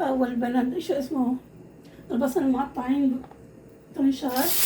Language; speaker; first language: Arabic; native; Arabic